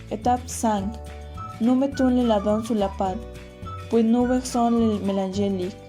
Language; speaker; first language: French; non-native, learner; Spanish